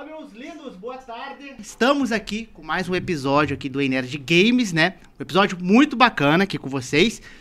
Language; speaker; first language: Portuguese; native; Portuguese